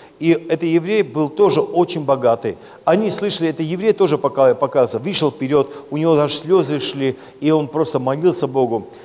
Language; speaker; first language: Russian; non-native, local second language; Armenian